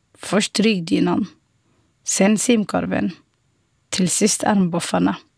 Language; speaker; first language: Swedish; non-native, fluent; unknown